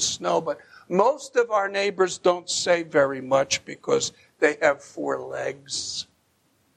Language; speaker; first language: English; native; English